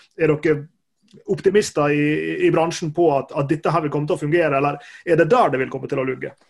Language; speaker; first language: Norwegian; native; Norwegian